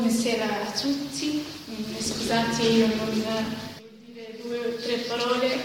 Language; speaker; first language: Italian; non-native, learner; Arabic